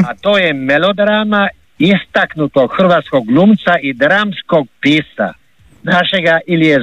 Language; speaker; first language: Serbian; native; Serbian